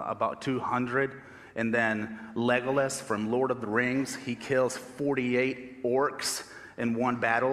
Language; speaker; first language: English; non-native, fluent; Spanish